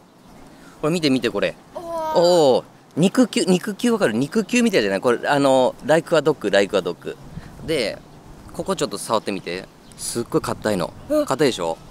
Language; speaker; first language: Japanese; native; Japanese